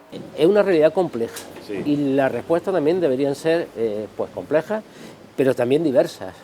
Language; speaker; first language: Spanish; native; Spanish